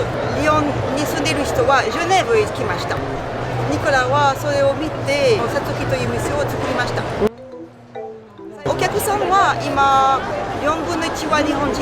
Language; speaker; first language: Japanese; non-native, learner; French